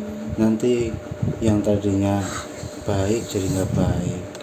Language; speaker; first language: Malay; non-native, local second language; Javanese